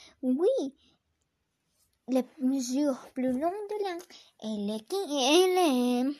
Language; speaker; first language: French; non-native, learner; Spanish